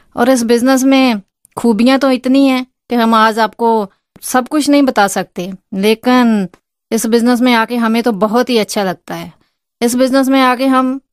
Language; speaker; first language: Hindi; non-native, local second language; Punjabi